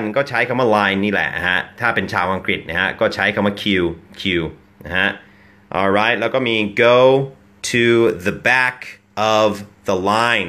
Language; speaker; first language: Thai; non-native, fluent; English